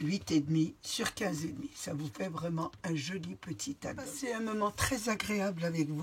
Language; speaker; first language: French; native; French